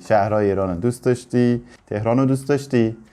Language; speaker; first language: Persian; native; Persian